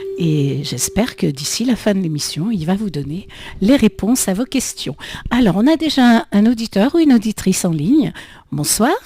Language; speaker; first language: French; native; French